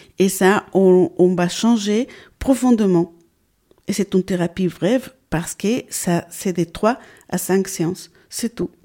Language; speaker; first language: French; non-native, fluent; Spanish